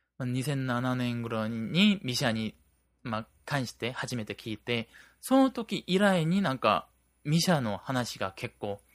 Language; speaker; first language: Japanese; non-native, fluent; Korean